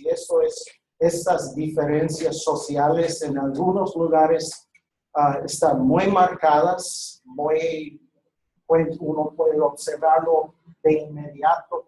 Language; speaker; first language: Spanish; non-native, fluent; English